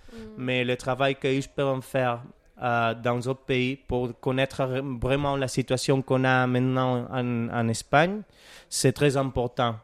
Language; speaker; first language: French; non-native, learner; Catalan